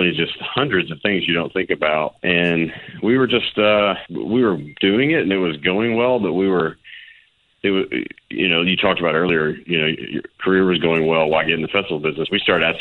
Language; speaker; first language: English; native; English